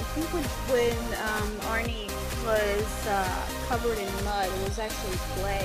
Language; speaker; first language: English; non-native, fluent; Spanish